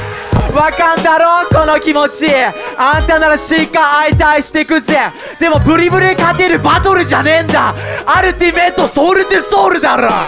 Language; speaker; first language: Japanese; native; Japanese